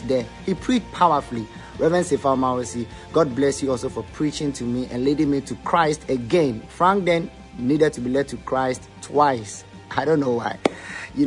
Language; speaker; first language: English; non-native, local second language; Ga